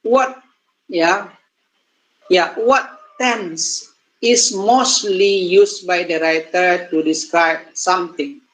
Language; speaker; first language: English; non-native, learner; Indonesian